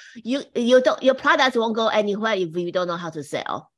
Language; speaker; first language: English; non-native, fluent; Chinese